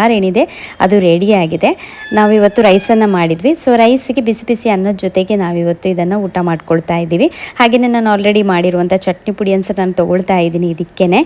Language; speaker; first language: Kannada; non-native, local second language; Konkani